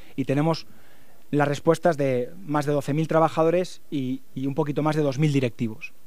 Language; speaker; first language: Spanish; native; Spanish